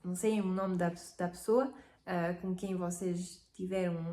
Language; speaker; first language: Portuguese; non-native, fluent; French